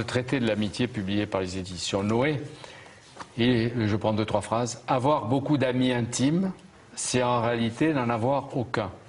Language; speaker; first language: French; native; French